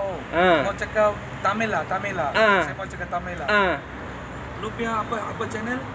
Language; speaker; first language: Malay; non-native, local second language; Tamil